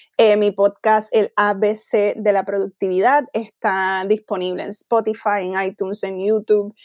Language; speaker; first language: Spanish; native; Spanish